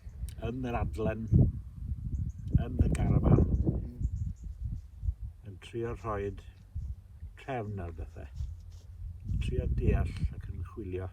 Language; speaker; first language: Welsh; native; Welsh